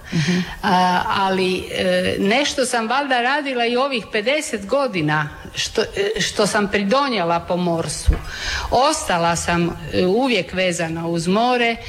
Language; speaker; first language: Serbian; native; Serbian